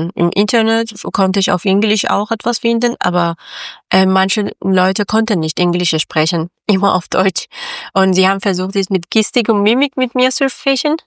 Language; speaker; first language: German; non-native, learner; Persian